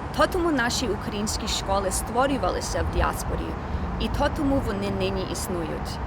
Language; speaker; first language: Ukrainian; early bilingual, heritage; Ukrainian